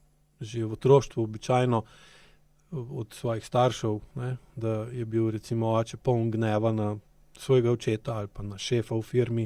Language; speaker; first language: Slovenian; native; Slovenian